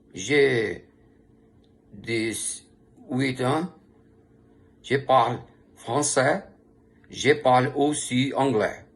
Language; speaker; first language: French; non-native, learner; Portuguese